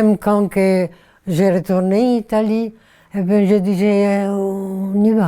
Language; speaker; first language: French; non-native, learner; Italian